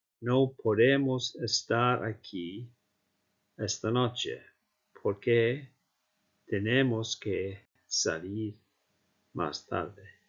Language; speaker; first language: Spanish; non-native, fluent; Icelandic